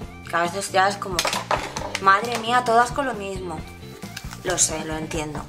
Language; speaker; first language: Spanish; native; Spanish